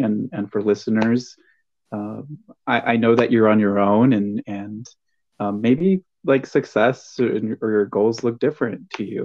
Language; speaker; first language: English; early bilingual, other home language; Spanish